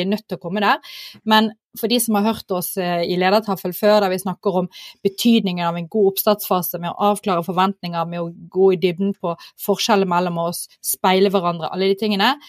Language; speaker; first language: Norwegian; native; Norwegian